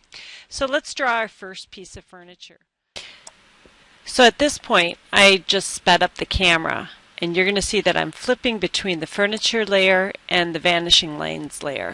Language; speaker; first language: English; native; English